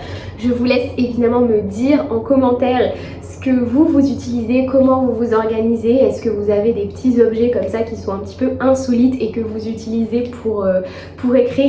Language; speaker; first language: French; native; French